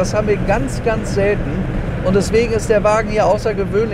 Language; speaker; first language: German; native; German